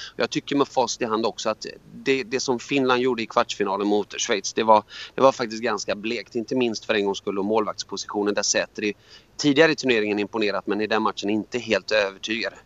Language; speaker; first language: Swedish; native; Swedish